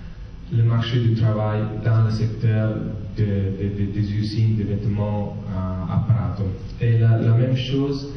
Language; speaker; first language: French; non-native, fluent; Italian